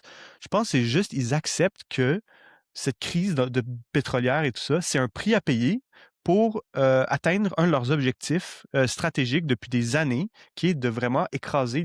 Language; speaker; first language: French; native; French